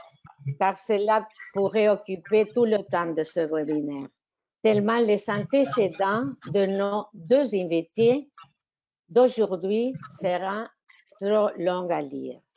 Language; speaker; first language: French; non-native, fluent; Spanish